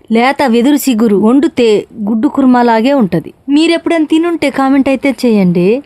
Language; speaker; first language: Telugu; non-native, local second language; Koya